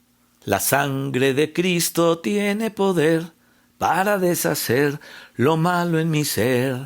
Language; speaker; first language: Spanish; native; Spanish